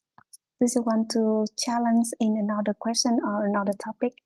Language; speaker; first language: English; non-native, fluent; Vietnamese